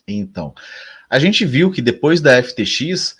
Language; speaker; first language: Portuguese; native; Portuguese